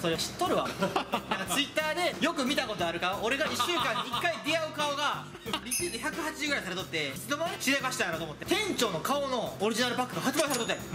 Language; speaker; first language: Japanese; native; Japanese